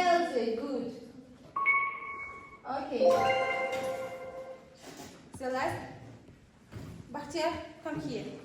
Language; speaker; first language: English; non-native, learner; Kazakh